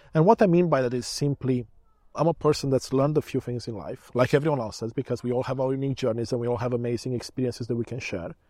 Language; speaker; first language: English; early bilingual, other home language; Romanian